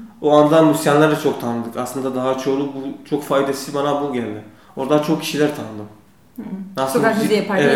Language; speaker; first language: Turkish; non-native, learner; Kurdish